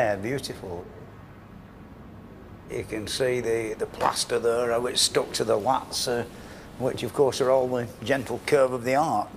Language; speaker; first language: English; native; English